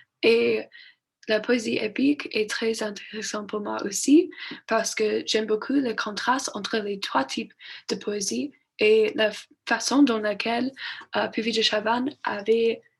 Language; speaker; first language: French; non-native, learner; English